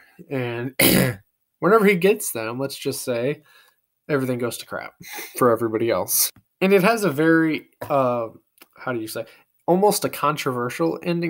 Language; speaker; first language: English; native; English